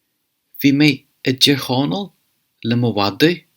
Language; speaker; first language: Irish; non-native, fluent; English